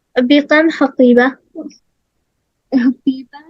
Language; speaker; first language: Arabic; non-native, learner; Urdu